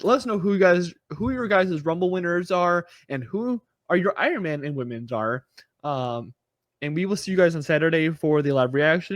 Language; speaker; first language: English; native; English